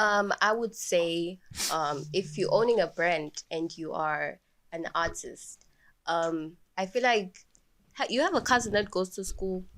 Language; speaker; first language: English; non-native, local second language; Swati